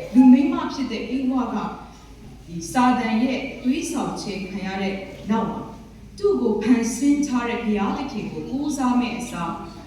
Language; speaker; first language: Burmese; non-native, local second language; Kachin